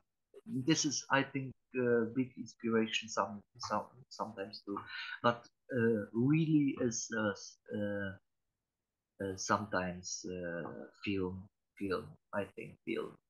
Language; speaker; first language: English; non-native, learner; Polish